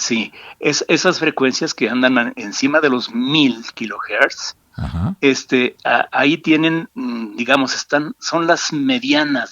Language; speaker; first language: Spanish; native; Spanish